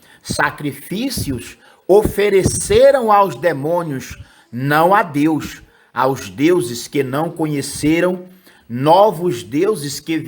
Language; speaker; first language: Portuguese; native; Portuguese